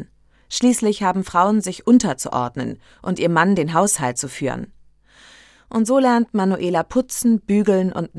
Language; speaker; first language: German; native; German